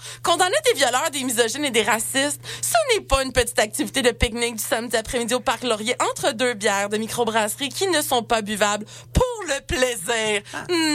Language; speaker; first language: French; native; French